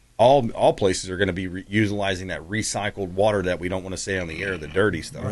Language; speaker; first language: English; native; English